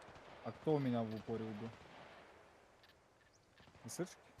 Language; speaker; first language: Russian; native; Russian